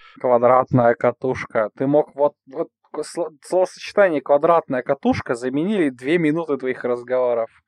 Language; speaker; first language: Russian; native; Russian